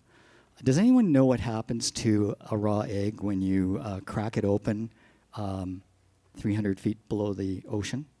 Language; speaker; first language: English; native; English